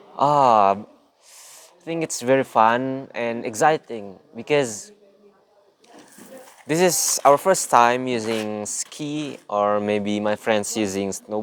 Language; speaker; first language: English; non-native, learner; Indonesian